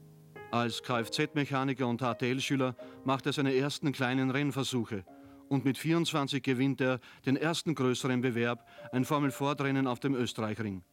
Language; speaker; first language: German; native; German